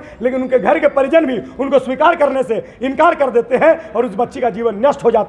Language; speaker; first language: Hindi; native; Hindi